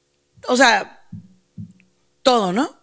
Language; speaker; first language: Spanish; native; Spanish